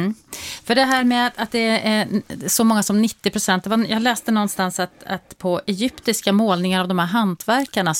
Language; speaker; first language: Swedish; native; Swedish